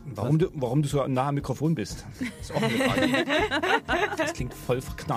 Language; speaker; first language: German; native; German